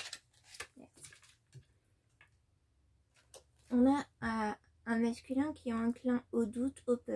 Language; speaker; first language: French; native; French